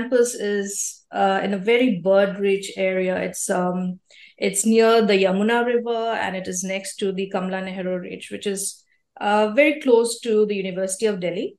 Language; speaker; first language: English; non-native, local second language; Assamese